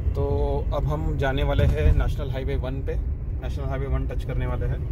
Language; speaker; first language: Hindi; non-native, local second language; Marathi